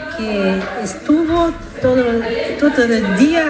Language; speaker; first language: Spanish; non-native, learner; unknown